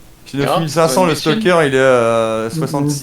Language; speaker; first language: French; native; French